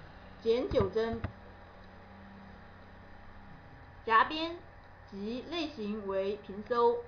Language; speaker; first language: Chinese; native; Chinese